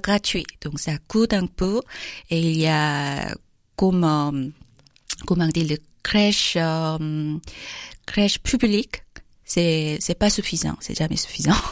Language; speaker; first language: French; non-native, learner; Korean